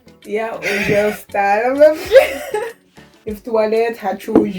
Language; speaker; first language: Russian; non-native, fluent; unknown